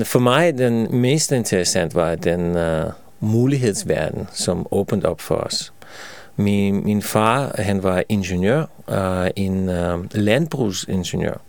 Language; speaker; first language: Danish; non-native, fluent; Russian